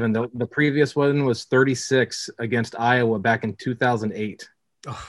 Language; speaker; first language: English; native; English